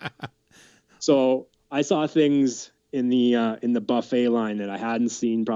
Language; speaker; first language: English; native; English